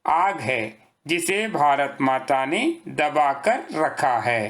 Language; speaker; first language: Hindi; non-native, local second language; Kannada